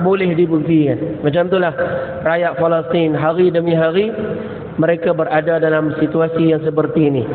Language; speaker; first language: Malay; native; Malay